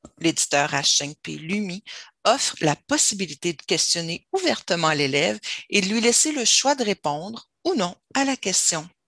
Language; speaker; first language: French; native; French